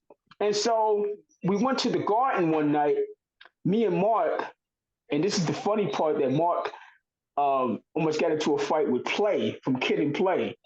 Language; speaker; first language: English; native; English